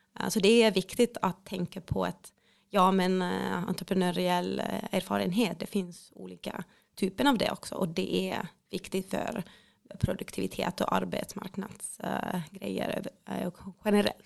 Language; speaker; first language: Swedish; non-native, fluent; Finnish